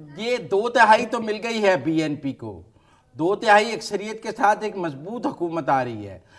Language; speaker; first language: Urdu; native; Urdu